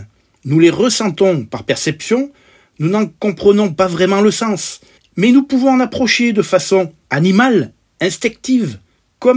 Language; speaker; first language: French; native; French